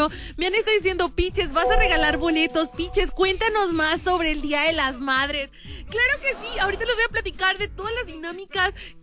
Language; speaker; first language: Spanish; native; Spanish